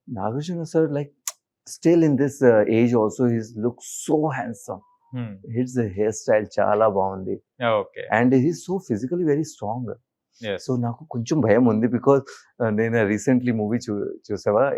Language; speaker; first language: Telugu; non-native, learner; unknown